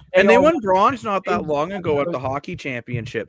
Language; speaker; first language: English; native; English